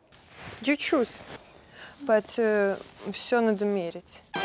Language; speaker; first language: Russian; native; Russian